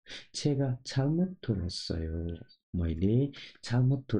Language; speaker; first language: Korean; non-native, local second language; Nepali